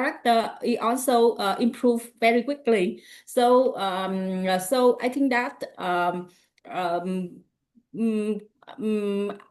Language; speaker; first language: English; non-native, learner; Vietnamese